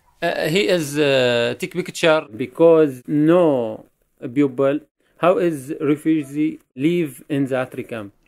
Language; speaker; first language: English; non-native, learner; Arabic